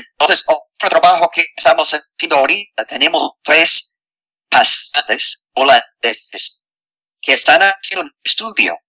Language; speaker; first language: Spanish; non-native, fluent; English